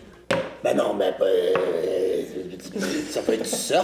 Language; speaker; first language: French; native; French